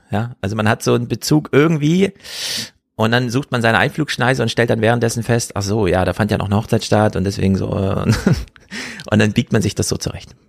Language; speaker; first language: German; native; German